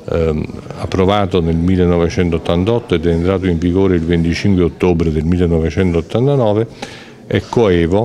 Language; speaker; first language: Italian; native; Italian